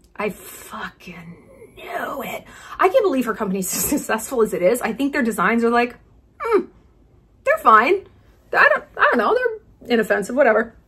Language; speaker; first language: English; native; English